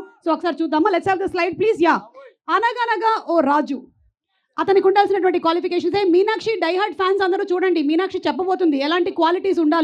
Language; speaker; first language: Telugu; native; Telugu